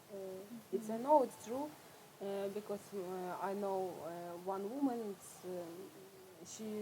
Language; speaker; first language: English; non-native, learner; Russian